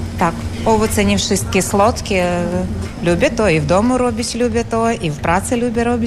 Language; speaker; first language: Polish; non-native, learner; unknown